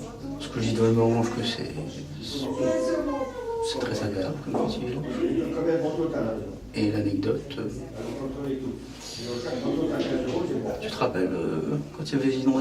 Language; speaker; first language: French; early bilingual, other home language; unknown